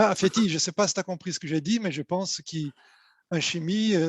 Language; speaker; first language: French; non-native, fluent; Portuguese